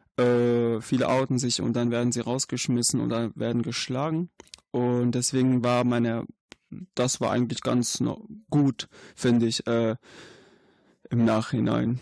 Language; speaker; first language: German; non-native, fluent; Arabic